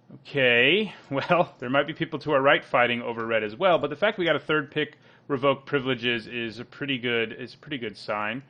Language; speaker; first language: English; native; English